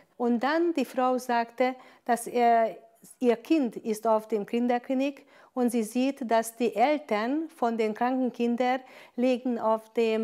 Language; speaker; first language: German; non-native, fluent; Hungarian